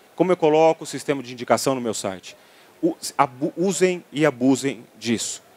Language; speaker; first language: Portuguese; native; Portuguese